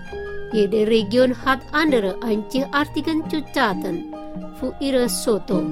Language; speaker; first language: German; non-native, fluent; Indonesian